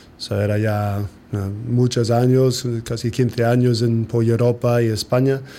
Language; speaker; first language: Spanish; non-native, fluent; English